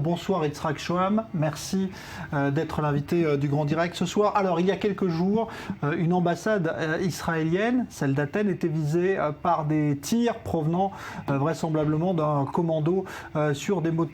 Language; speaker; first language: French; native; French